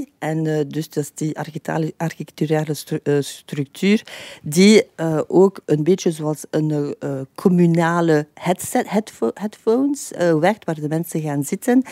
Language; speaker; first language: Dutch; non-native, fluent; French